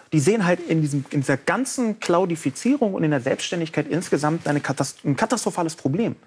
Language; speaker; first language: German; native; German